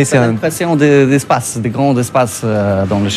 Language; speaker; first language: French; non-native, learner; Polish